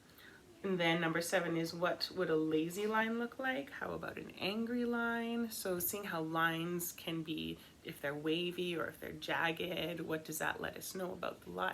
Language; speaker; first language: English; native; English